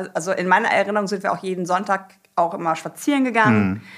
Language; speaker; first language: German; native; German